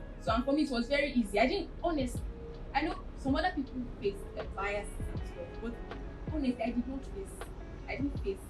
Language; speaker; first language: English; non-native, local second language; Yoruba